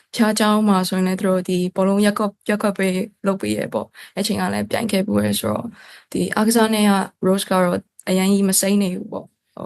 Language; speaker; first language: Burmese; non-native, local second language; Kachin